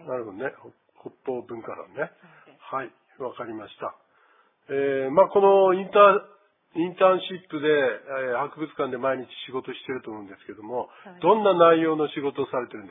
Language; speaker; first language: Japanese; native; Japanese